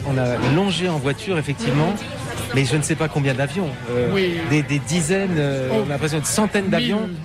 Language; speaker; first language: French; native; French